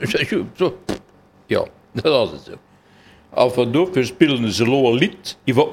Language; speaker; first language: German; non-native, local second language; Luxembourgish